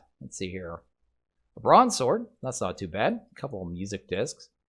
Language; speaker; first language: English; native; English